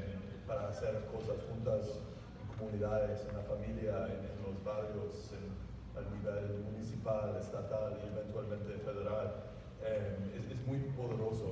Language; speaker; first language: Spanish; non-native, fluent; English